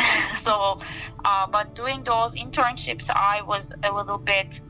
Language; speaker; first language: English; non-native, fluent; Turkish